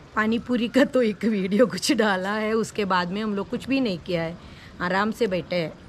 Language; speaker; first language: Hindi; non-native, local second language; Malayalam